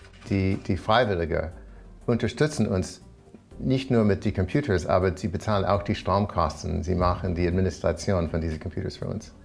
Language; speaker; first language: German; non-native, fluent; English